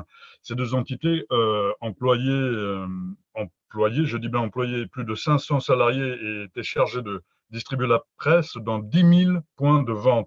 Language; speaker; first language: French; native; French